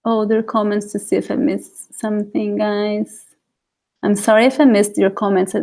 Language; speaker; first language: English; non-native, fluent; Portuguese